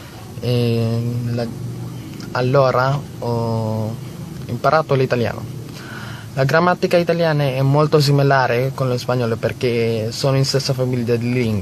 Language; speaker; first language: Italian; non-native, learner; Filipino